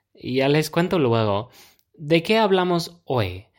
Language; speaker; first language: Spanish; non-native, fluent; English